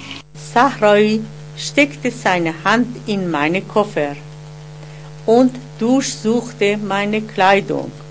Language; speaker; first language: German; non-native, learner; Persian